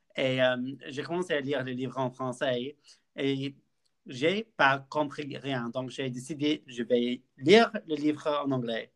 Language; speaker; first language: French; non-native, learner; English